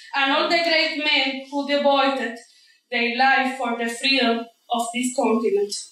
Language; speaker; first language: English; non-native, fluent; Spanish